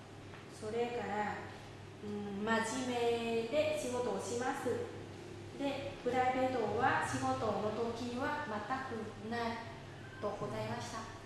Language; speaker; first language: Japanese; non-native, fluent; Vietnamese